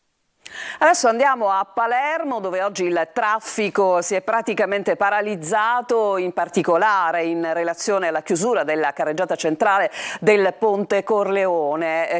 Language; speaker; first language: Italian; native; Italian